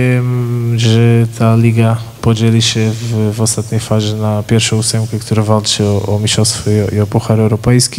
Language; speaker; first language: Polish; non-native, fluent; Portuguese